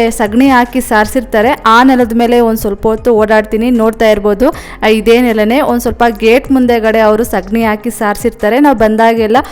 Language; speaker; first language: Kannada; non-native, local second language; Telugu